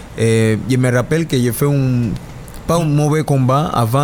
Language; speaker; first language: French; non-native, learner; Spanish